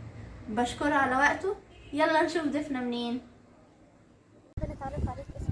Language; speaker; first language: Arabic; native; Arabic